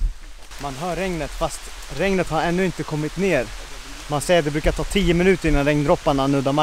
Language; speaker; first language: Swedish; native; Swedish